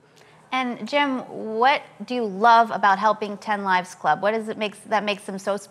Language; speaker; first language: English; native; English